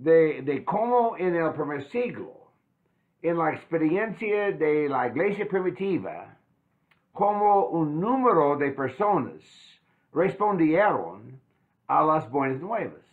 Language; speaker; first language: Spanish; non-native, fluent; English